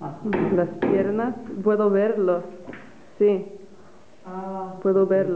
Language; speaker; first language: Spanish; non-native, learner; English